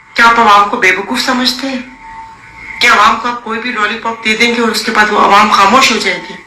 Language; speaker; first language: Urdu; non-native, local second language; Sindhi